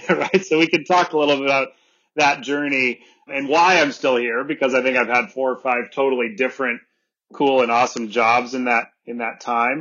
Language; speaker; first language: English; native; English